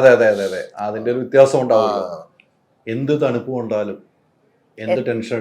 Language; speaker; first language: Malayalam; native; Malayalam